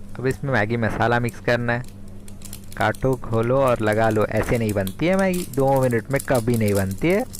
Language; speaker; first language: Hindi; non-native, local second language; Kannada